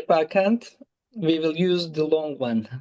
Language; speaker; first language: English; non-native, fluent; Turkish